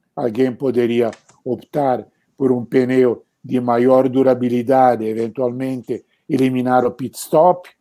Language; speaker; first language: Portuguese; non-native, fluent; Italian